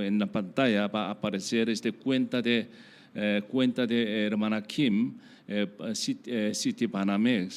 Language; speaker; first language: Spanish; non-native, learner; Korean